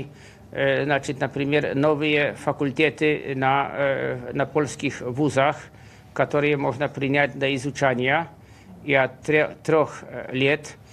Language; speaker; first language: Russian; non-native, fluent; Polish